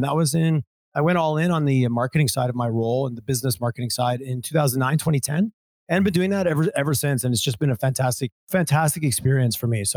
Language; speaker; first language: English; native; English